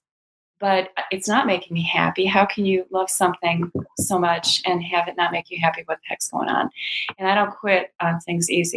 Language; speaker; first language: English; native; English